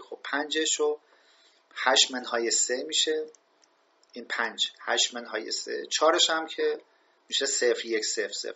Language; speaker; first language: Persian; native; Persian